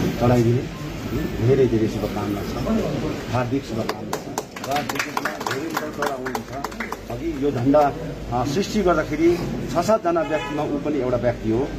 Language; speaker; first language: Nepali; native; Nepali